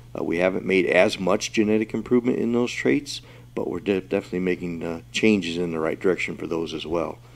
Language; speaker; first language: English; native; English